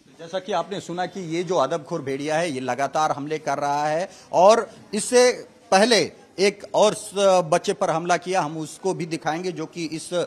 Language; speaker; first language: Hindi; native; Hindi